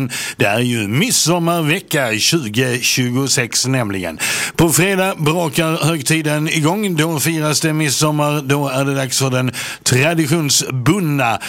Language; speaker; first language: Swedish; native; Swedish